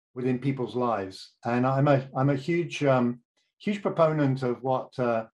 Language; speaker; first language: English; native; English